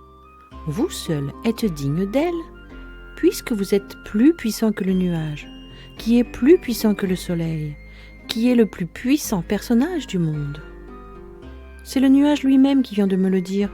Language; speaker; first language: French; native; French